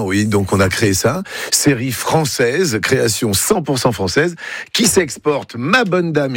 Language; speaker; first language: French; native; French